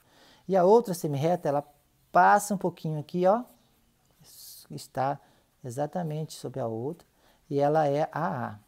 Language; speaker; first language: Portuguese; native; Portuguese